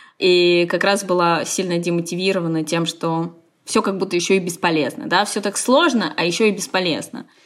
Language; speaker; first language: Russian; native; Russian